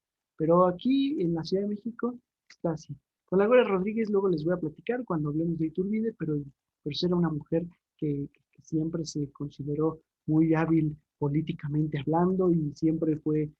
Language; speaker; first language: Spanish; native; Spanish